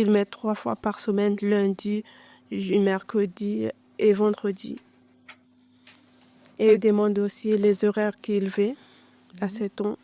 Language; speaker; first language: French; non-native, learner; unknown